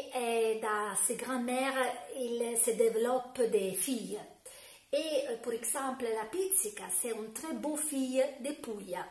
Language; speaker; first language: French; non-native, fluent; Italian